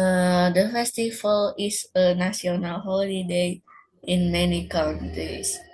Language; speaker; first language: English; non-native, learner; Indonesian